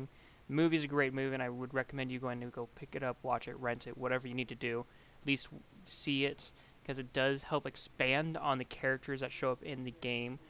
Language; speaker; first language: English; native; English